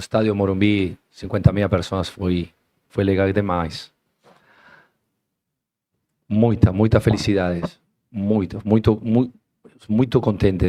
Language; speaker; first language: Portuguese; non-native, learner; Spanish